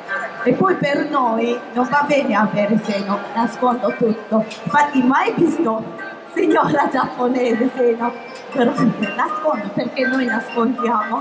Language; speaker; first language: Italian; non-native, fluent; Japanese